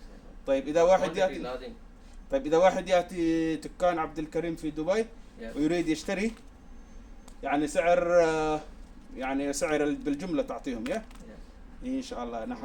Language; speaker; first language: Arabic; non-native, local second language; Somali